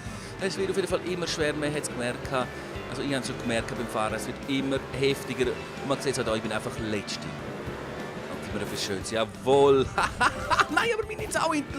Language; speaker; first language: German; native; German